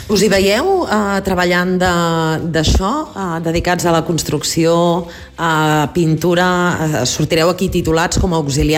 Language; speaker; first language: Catalan; native; Catalan